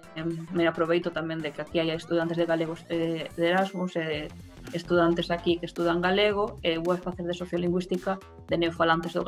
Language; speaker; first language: Galician; non-native, local second language; Spanish